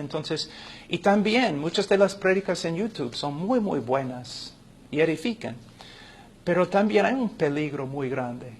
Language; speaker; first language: Spanish; non-native, fluent; English